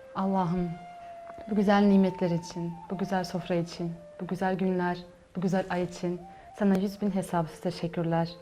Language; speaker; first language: Turkish; early bilingual, heritage; Uzbek